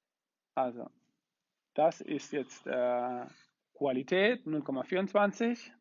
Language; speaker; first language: German; non-native, fluent; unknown